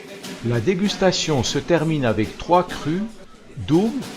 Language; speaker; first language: French; native; French